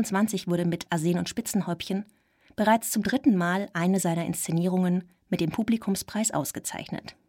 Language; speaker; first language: German; native; German